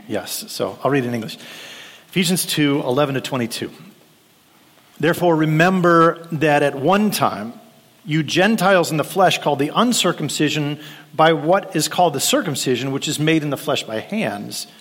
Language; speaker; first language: English; native; English